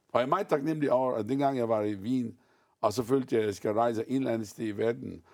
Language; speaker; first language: Danish; non-native, fluent; Arabic